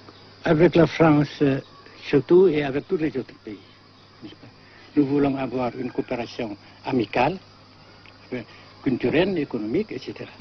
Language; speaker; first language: French; non-native, fluent; Vietnamese